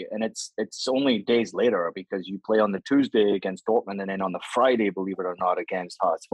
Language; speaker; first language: English; native; English